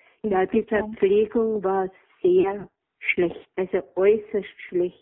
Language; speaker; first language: German; native; German